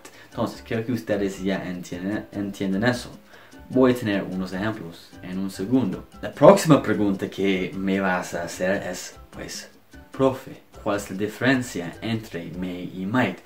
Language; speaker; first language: Spanish; non-native, fluent; English